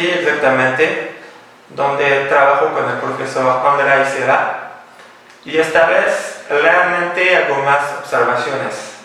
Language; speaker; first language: Spanish; non-native, fluent; French